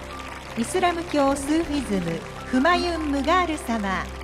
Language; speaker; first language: Japanese; native; Japanese